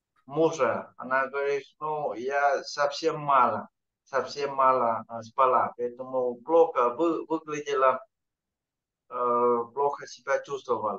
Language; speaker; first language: Russian; non-native, fluent; Vietnamese